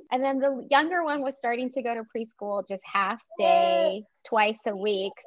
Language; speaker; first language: English; non-native, fluent; Chinese